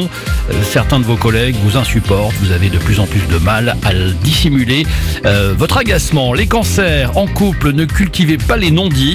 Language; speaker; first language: French; native; French